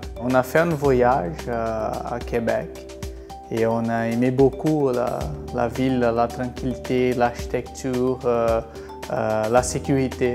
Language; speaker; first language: French; non-native, fluent; Portuguese